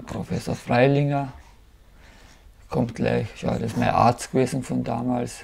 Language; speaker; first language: German; early bilingual, other home language; Kurdish